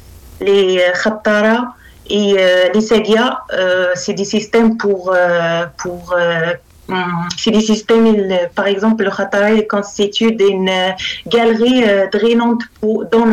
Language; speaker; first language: French; non-native, local second language; Arabic